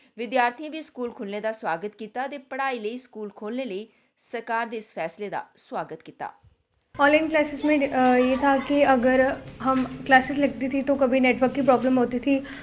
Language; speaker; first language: Punjabi; non-native, local second language; Dogri